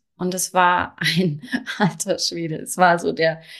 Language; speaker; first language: German; native; German